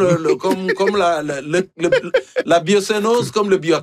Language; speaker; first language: French; native; French